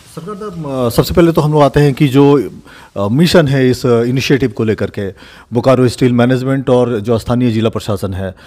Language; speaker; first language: Hindi; native; Hindi